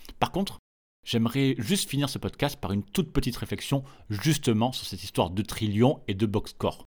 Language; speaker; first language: French; native; French